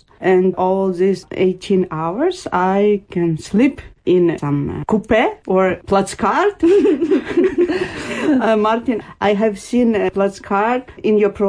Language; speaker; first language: English; non-native, fluent; Ukrainian